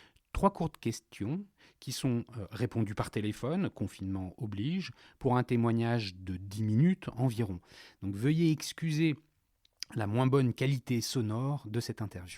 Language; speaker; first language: French; native; French